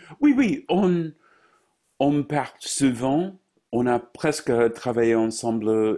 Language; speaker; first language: French; non-native, fluent; English